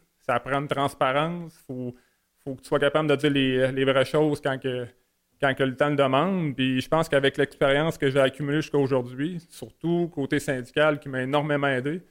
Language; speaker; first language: French; native; French